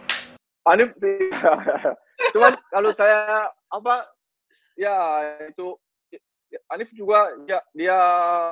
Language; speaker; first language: Indonesian; non-native, learner; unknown